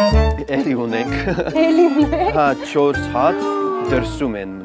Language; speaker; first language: Armenian; non-native, learner; English